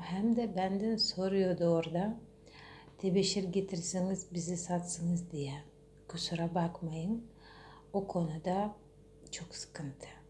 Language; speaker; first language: Turkish; non-native, fluent; Russian